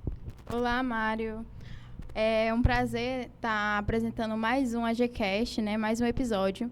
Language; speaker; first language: Portuguese; native; Portuguese